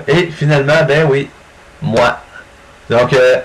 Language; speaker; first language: French; native; French